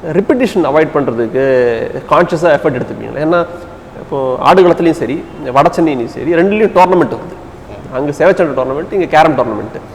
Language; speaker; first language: Tamil; native; Tamil